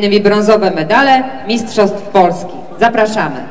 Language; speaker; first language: Polish; native; Polish